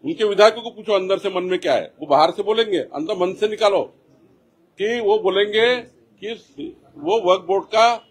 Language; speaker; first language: Hindi; non-native, local second language; Marathi